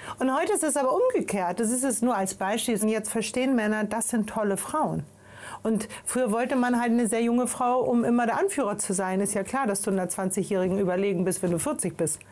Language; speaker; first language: German; native; German